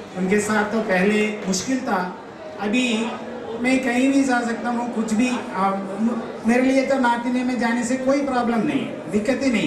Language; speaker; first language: Hindi; non-native, local second language; Telugu